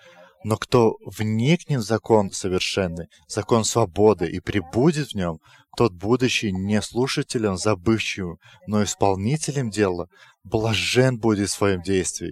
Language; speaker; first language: Russian; non-native, fluent; Lithuanian